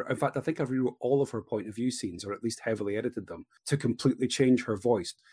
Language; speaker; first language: English; native; English